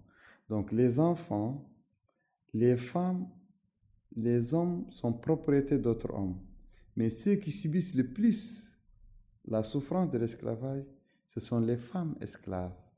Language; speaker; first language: French; non-native, local second language; Arabic